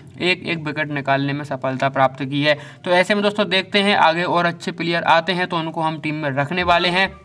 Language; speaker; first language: Hindi; native; Hindi